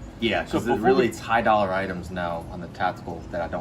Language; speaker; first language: English; native; English